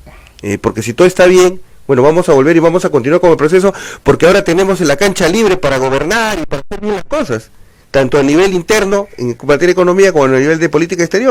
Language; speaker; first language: Spanish; native; Spanish